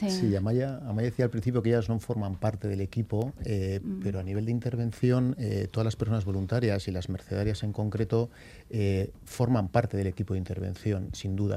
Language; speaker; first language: Spanish; native; Spanish